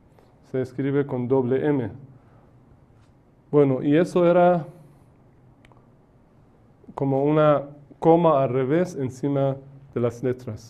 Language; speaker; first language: Spanish; non-native, fluent; Persian